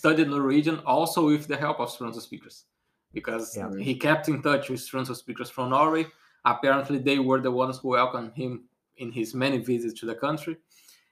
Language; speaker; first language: English; non-native, fluent; Portuguese